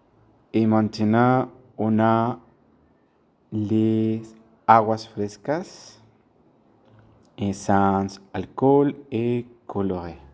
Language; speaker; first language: French; non-native, learner; Spanish